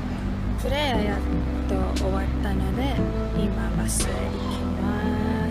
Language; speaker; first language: Japanese; non-native, learner; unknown